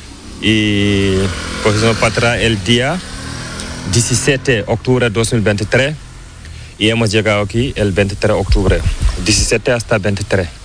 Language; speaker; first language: Spanish; non-native, learner; Fula